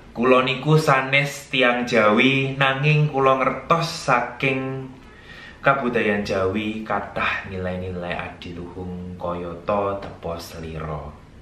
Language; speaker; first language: Javanese; non-native, local second language; Indonesian